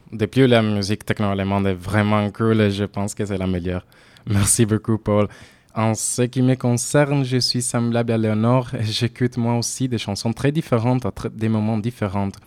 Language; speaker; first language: French; non-native, fluent; Italian